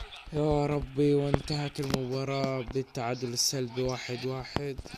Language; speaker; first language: Arabic; native; Arabic